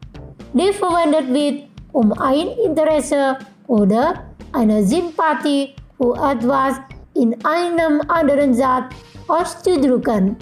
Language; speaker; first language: German; non-native, fluent; Indonesian